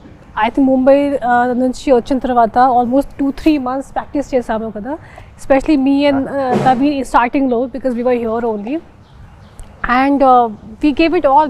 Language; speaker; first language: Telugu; non-native, fluent; Hindi